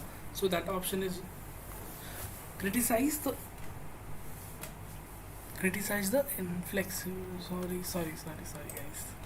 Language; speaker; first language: English; non-native, local second language; Hindi